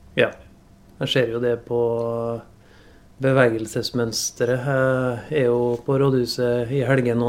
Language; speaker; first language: Norwegian; native; Norwegian